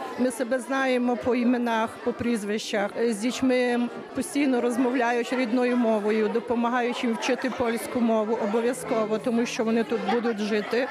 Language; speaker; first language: Ukrainian; native; Ukrainian